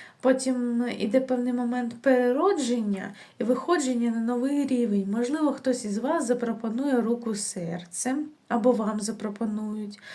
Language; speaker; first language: Ukrainian; non-native, local second language; Russian